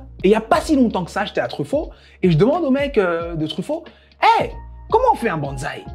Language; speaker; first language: French; native; French